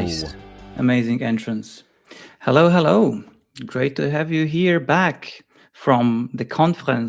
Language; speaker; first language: English; non-native, fluent; Polish